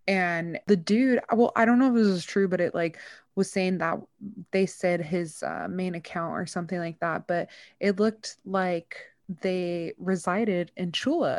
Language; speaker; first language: English; early bilingual, other home language; Spanish